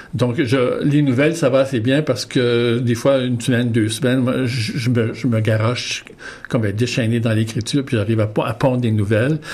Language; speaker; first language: French; native; French